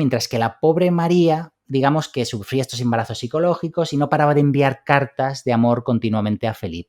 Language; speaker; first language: Spanish; native; Spanish